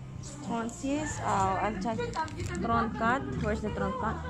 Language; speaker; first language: English; non-native, local second language; Filipino